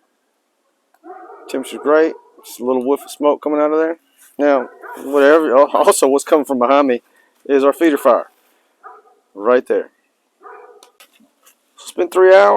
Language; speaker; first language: English; native; English